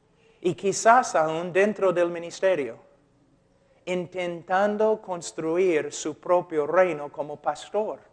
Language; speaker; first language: Spanish; non-native, fluent; English